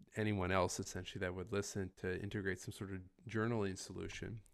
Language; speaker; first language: English; native; English